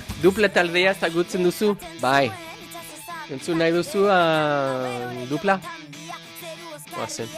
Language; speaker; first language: Basque; non-native, learner; English